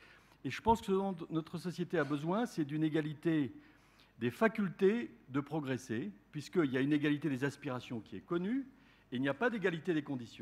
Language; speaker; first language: French; native; French